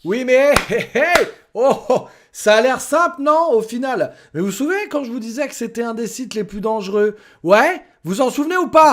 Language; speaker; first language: French; native; French